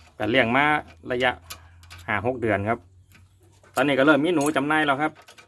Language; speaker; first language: Thai; native; Thai